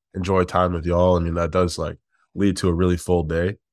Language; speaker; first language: English; native; English